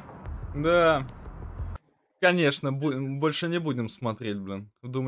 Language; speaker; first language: Russian; native; Russian